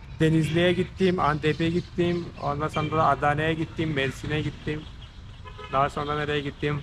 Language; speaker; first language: Turkish; non-native, fluent; Malayalam